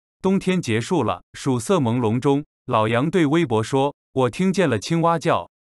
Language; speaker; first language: Chinese; native; Chinese